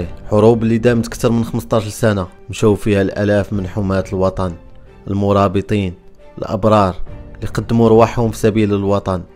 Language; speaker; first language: Arabic; native; Arabic